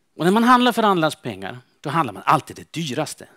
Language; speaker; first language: Swedish; native; Swedish